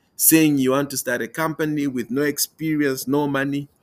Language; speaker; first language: English; non-native, local second language; Tumbuka